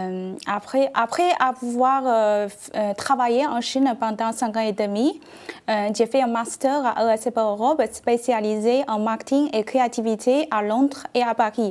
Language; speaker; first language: French; non-native, fluent; Chinese